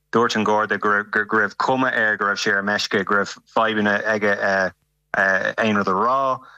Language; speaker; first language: Irish; non-native, local second language; English